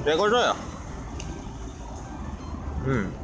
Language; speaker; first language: Japanese; native; Japanese